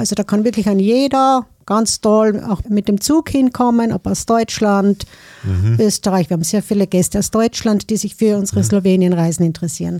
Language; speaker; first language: German; native; German